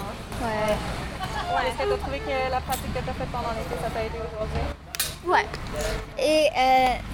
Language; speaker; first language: French; native; French